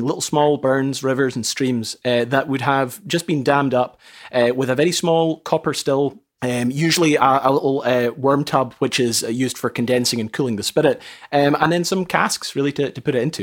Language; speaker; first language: English; native; English